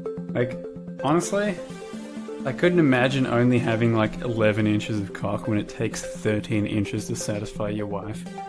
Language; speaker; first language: English; early bilingual, other home language; Russian